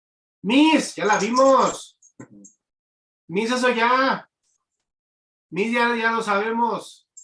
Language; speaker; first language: Spanish; native; Spanish